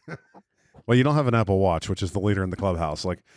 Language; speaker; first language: English; native; English